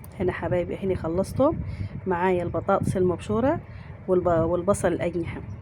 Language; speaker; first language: Egyptian Arabic; native; Egyptian Arabic